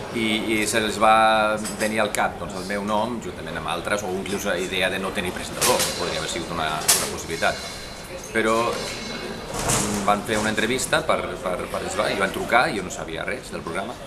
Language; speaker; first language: Catalan; non-native, fluent; Icelandic